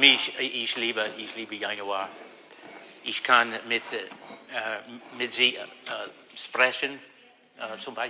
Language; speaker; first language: German; non-native, learner; English